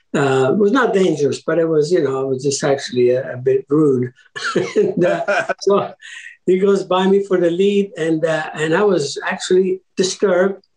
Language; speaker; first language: English; early bilingual, other home language; Italian